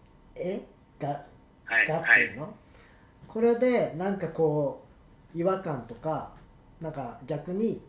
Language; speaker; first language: Japanese; native; Japanese